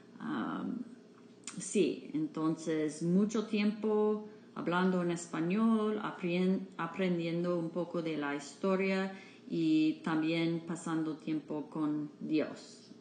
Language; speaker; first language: Spanish; non-native, fluent; English